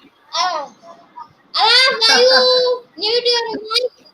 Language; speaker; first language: English; non-native, learner; Bangla